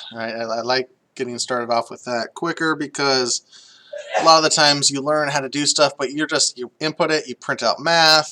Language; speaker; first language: English; native; English